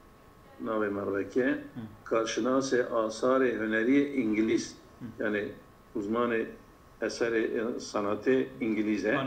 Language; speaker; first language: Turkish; non-native, local second language; Kurdish